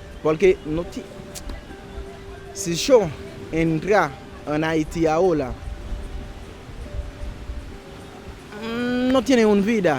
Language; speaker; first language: Spanish; non-native, learner; Haitian Creole